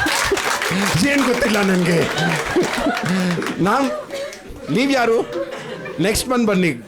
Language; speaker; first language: Kannada; non-native, local second language; Punjabi